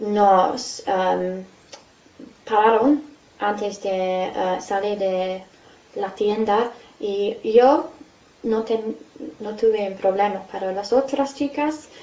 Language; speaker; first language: Spanish; non-native, fluent; English